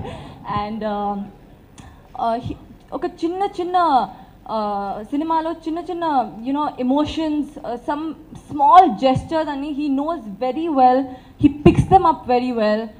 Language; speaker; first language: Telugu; non-native, learner; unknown